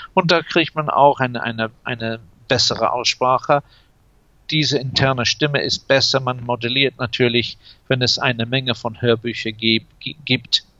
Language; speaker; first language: German; non-native, fluent; English